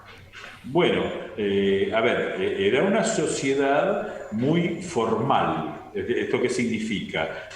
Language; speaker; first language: Spanish; native; Spanish